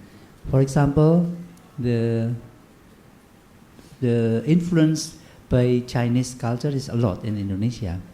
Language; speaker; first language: English; non-native, learner; Indonesian